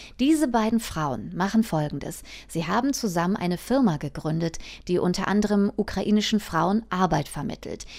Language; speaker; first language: German; native; German